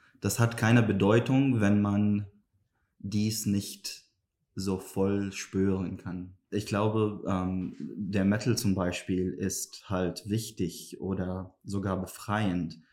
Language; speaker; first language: German; non-native, fluent; Arabic